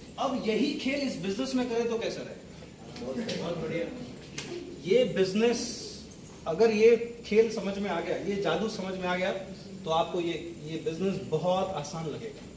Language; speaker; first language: Hindi; native; Hindi